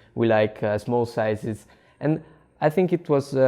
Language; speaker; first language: English; non-native, fluent; Italian